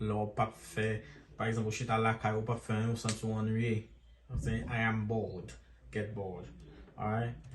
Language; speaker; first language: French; non-native, local second language; Haitian Creole